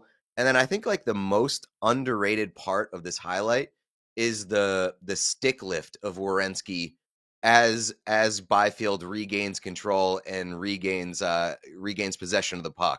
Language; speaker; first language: English; native; English